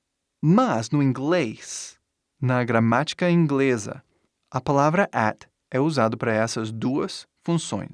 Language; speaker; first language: Portuguese; non-native, fluent; English